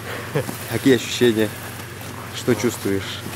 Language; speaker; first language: Russian; non-native, local second language; Yakut